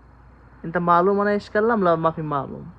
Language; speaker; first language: Arabic; non-native, learner; Bangla